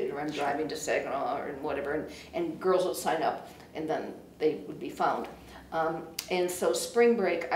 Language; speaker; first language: English; native; English